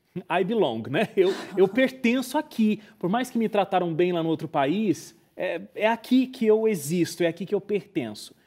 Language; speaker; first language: Portuguese; native; Portuguese